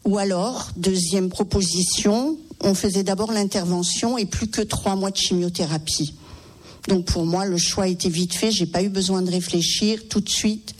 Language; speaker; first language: French; native; French